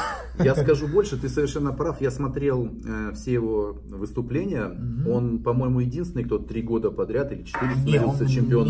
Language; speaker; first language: Russian; native; Russian